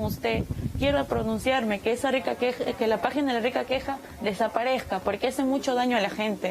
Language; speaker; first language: Spanish; native; Spanish